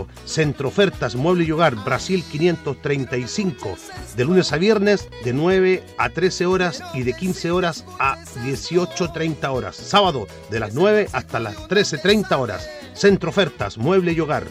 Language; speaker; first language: Spanish; native; Spanish